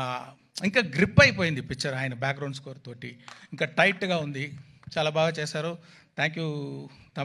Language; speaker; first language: Telugu; non-native, fluent; Tamil